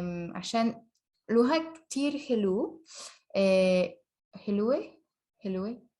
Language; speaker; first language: Arabic; non-native, learner; French